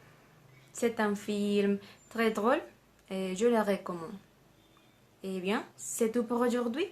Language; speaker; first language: French; non-native, learner; Spanish